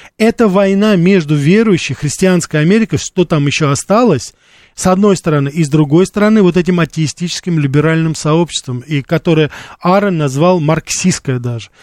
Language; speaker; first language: Russian; native; Russian